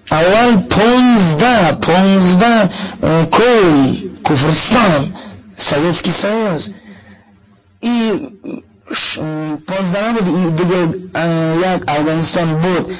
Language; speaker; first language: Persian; non-native, learner; Russian